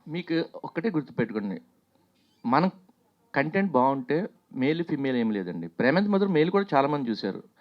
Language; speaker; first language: Telugu; native; Telugu